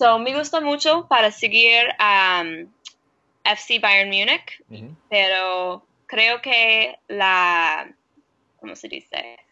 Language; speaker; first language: Spanish; non-native, learner; English